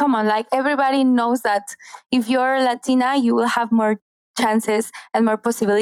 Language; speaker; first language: English; non-native, fluent; Spanish